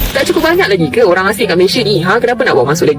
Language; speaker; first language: Malay; native; Malay